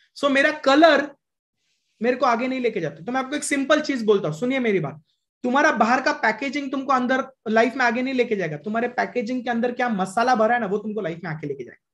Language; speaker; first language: Hindi; non-native, local second language; Marathi